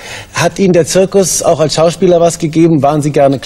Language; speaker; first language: German; native; German